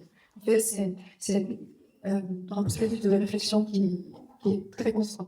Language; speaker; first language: French; non-native, fluent; Vietnamese